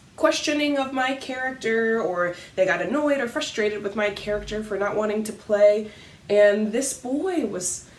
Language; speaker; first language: English; native; English